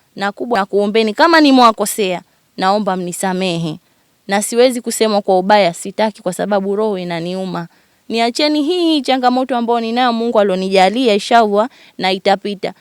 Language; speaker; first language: Swahili; native; Swahili